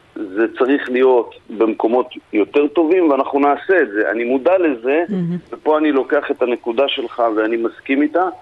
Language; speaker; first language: Hebrew; native; Hebrew